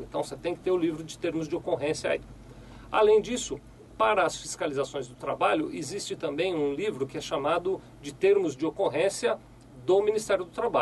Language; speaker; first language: Portuguese; native; Portuguese